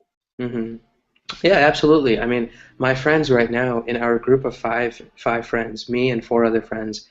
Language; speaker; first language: English; early bilingual, other home language; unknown